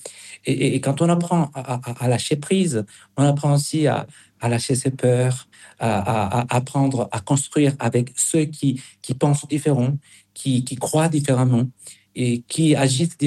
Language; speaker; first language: French; non-native, fluent; Spanish